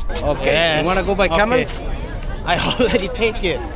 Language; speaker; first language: English; non-native, learner; Korean